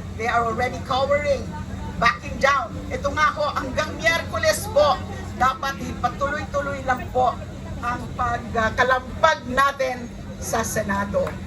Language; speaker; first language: Filipino; native; Filipino